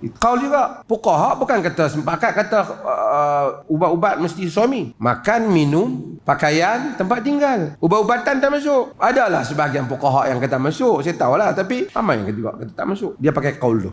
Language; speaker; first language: Malay; native; Malay